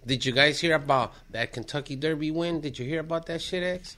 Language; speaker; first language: English; early bilingual, other home language; Spanish